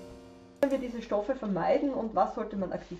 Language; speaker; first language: German; native; German